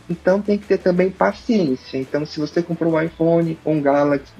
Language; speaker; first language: Portuguese; native; Portuguese